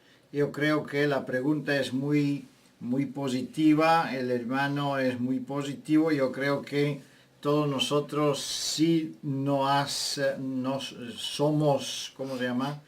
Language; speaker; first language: Spanish; non-native, fluent; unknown